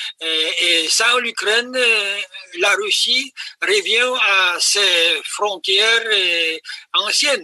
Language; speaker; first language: French; non-native, fluent; Polish